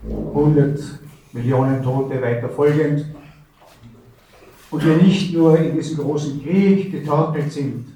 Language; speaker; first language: German; native; German